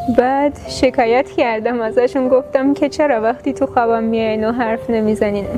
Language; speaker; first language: Persian; non-native, fluent; Armenian